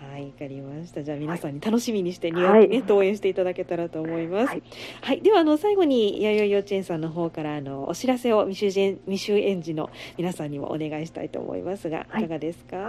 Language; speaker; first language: Japanese; native; Japanese